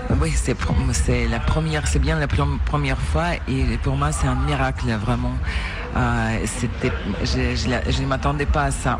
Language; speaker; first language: French; non-native, learner; Russian